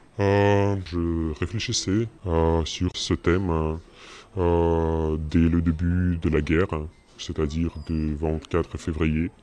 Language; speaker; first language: French; non-native, fluent; Russian